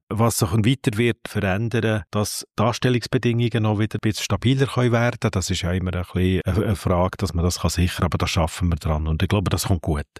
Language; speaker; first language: German; native; German